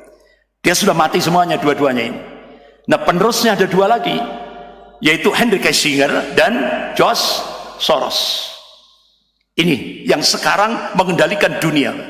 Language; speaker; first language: Indonesian; non-native, local second language; Javanese